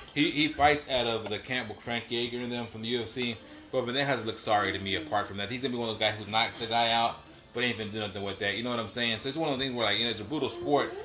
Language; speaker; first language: English; early bilingual, other home language; Spanish